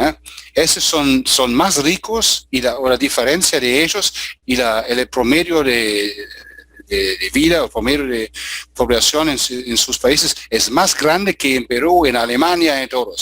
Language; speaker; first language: Spanish; non-native, fluent; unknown